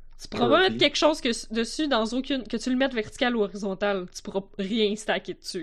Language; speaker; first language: French; native; French